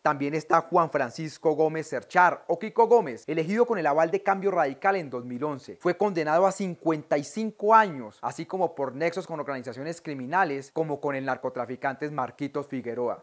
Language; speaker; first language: Spanish; native; Spanish